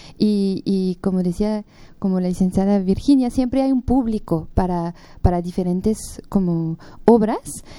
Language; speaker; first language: Spanish; non-native, fluent; French